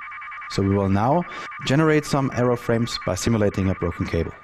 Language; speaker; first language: English; non-native, fluent; German